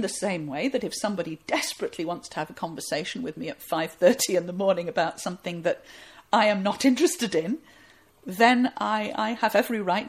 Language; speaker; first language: English; native; English